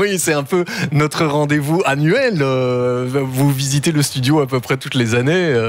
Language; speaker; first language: French; native; French